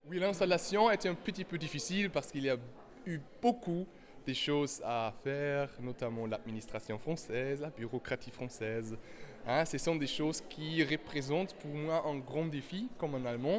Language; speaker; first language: French; non-native, fluent; German